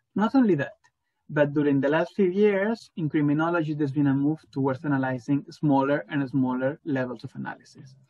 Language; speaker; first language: English; non-native, fluent; Spanish